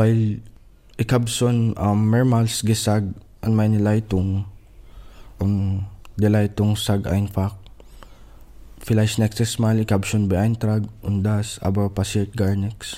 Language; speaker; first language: German; non-native, learner; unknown